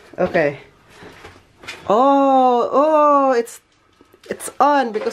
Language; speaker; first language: English; non-native, local second language; Filipino